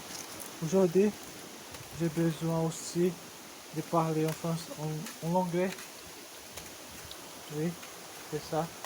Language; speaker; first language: French; non-native, learner; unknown